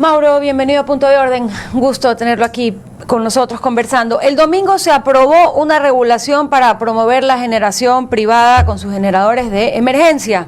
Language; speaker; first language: Spanish; native; Spanish